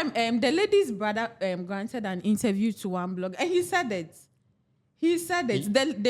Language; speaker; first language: English; non-native, local second language; Akan